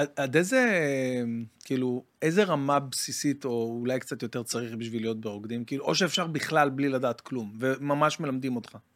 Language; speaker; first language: Hebrew; native; Hebrew